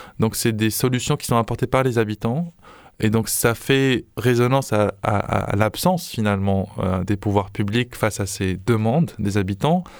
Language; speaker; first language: French; non-native, local second language; Arabic